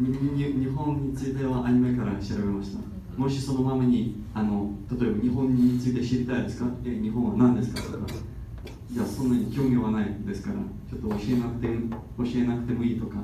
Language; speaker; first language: Japanese; non-native, learner; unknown